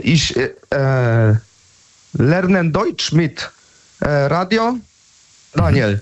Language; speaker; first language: German; non-native, learner; Polish